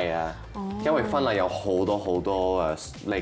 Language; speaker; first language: Cantonese; non-native, local second language; French